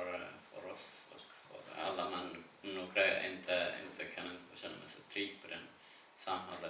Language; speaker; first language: Swedish; non-native, learner; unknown